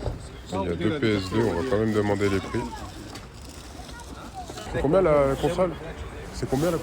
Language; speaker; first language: French; native; French